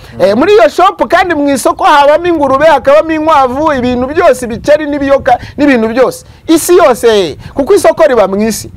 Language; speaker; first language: Kinyarwanda; native; Kinyarwanda